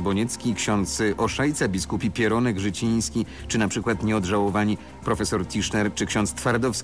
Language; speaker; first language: Polish; native; Polish